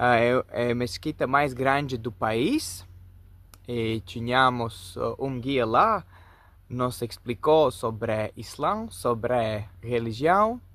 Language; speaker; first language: Portuguese; non-native, fluent; Latvian